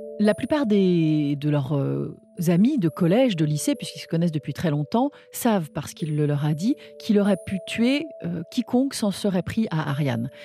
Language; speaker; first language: French; native; French